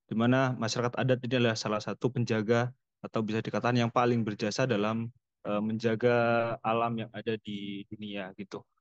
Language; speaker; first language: Indonesian; non-native, local second language; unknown